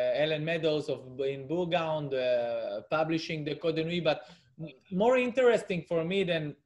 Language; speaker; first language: English; non-native, fluent; Hebrew